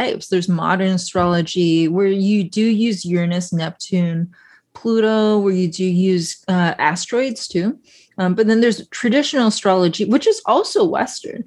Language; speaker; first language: English; native; English